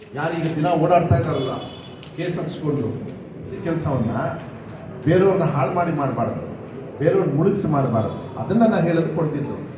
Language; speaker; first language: Kannada; native; Kannada